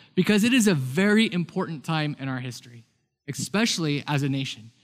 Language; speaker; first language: English; native; English